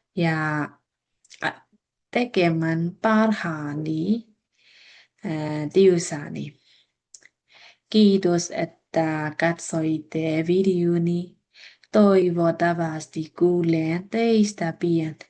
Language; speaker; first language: Finnish; non-native, learner; Burmese